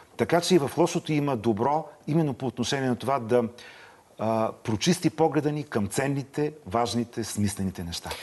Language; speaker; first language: Bulgarian; native; Bulgarian